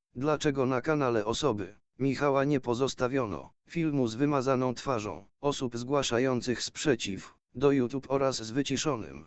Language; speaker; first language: Polish; native; Polish